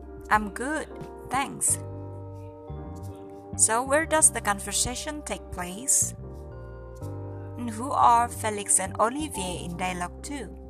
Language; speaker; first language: English; non-native, fluent; Indonesian